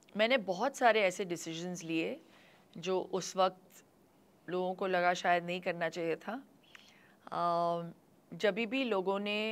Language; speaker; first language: Hindi; non-native, local second language; Tulu